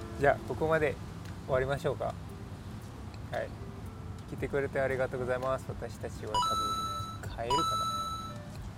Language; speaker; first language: Japanese; non-native, learner; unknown